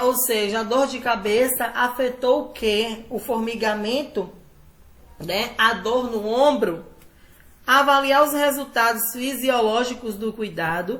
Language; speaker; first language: Portuguese; native; Portuguese